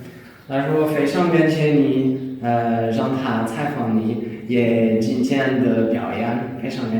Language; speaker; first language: Chinese; non-native, learner; French